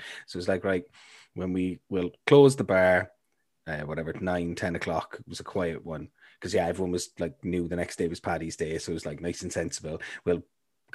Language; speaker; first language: English; native; English